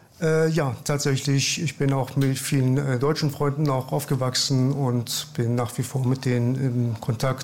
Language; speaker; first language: German; early bilingual, other home language; Persian